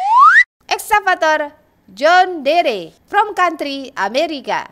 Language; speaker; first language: English; non-native, learner; Indonesian